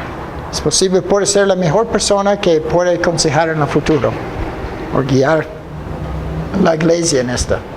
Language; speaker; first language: Spanish; non-native, fluent; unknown